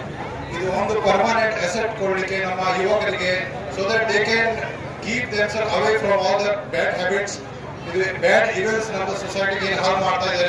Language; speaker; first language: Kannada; non-native, local second language; Tamil